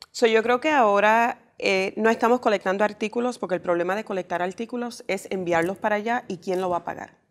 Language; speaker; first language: Spanish; early bilingual, heritage; Spanish